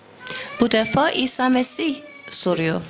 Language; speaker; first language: Turkish; non-native, fluent; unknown